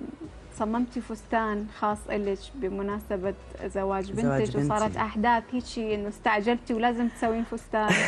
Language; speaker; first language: Arabic; native; Arabic